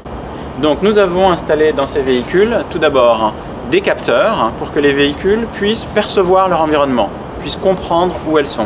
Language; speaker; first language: French; native; French